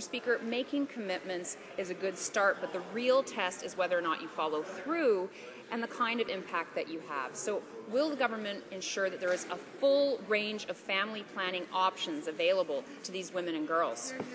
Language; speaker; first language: English; native; English